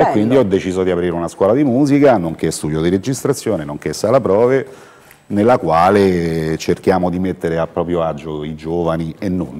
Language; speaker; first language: Italian; native; Italian